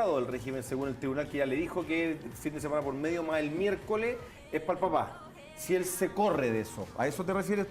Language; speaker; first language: Spanish; native; Spanish